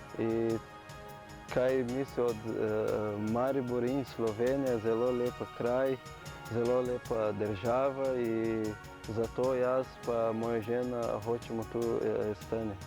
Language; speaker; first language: Slovenian; non-native, learner; Portuguese